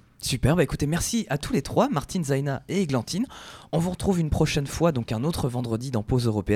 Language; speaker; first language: French; native; French